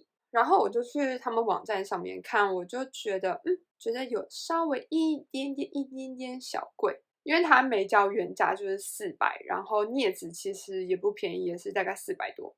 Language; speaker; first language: Chinese; native; Chinese